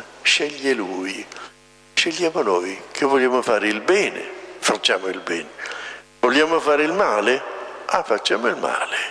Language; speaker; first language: Italian; native; Italian